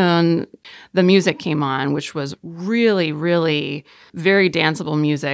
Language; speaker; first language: English; native; English